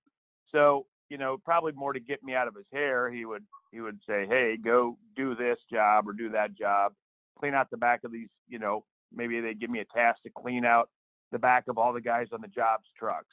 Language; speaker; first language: English; native; English